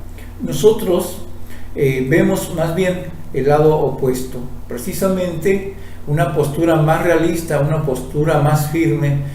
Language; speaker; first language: Spanish; native; Spanish